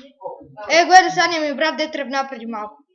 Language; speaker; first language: Bulgarian; native; Bulgarian